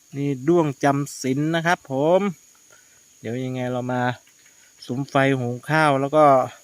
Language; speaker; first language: Thai; native; Thai